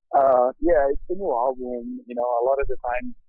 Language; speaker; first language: English; non-native, fluent; Portuguese